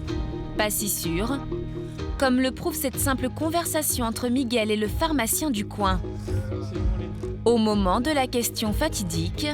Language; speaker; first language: French; native; French